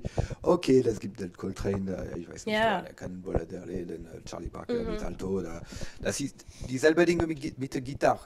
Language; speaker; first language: German; non-native, learner; French